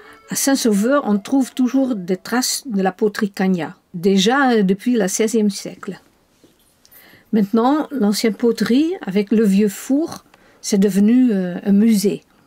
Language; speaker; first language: French; non-native, fluent; Dutch